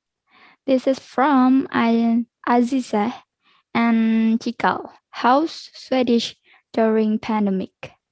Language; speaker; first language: English; non-native, learner; Indonesian